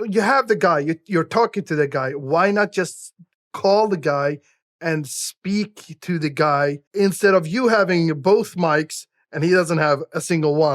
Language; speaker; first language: English; native; English